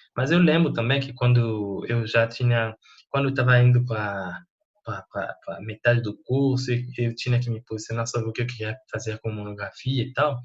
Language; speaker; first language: Portuguese; non-native, fluent; French